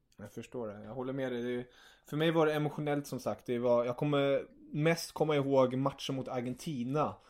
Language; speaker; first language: Swedish; early bilingual, other home language; German